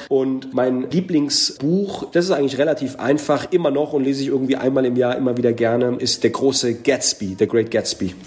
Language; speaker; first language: German; native; German